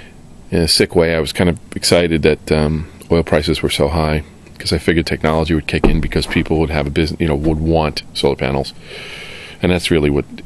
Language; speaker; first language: English; native; English